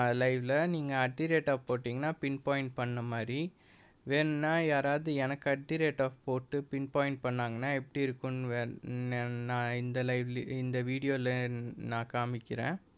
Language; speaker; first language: Tamil; non-native, local second language; Telugu